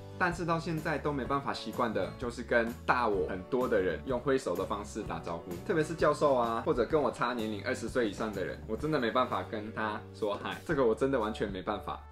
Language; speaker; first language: Chinese; non-native, fluent; Korean